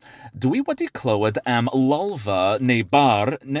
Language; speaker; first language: Welsh; non-native, learner; English